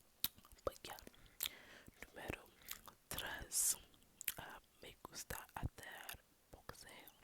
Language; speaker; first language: Spanish; non-native, learner; English